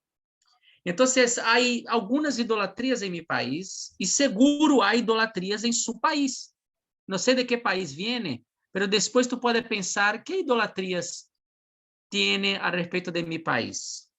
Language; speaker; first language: Spanish; non-native, fluent; Portuguese